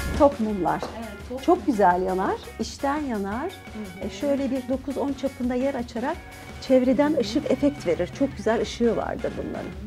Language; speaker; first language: Turkish; native; Turkish